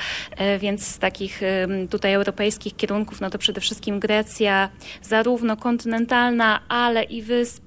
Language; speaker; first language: Polish; native; Polish